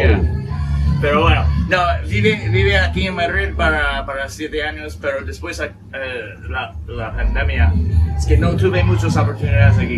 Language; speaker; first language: Spanish; non-native, learner; English